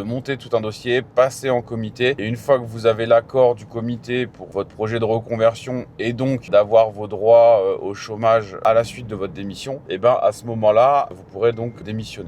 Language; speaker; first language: French; native; French